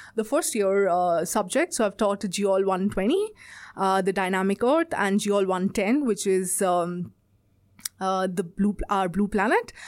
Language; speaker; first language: English; non-native, local second language; Bangla